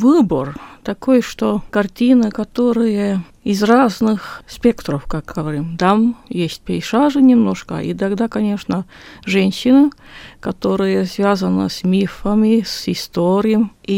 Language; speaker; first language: Russian; non-native, local second language; Estonian